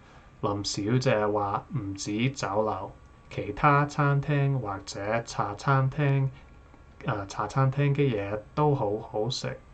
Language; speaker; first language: Cantonese; non-native, learner; English